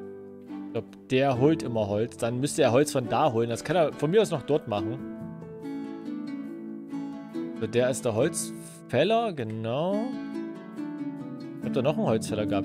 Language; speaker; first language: German; native; German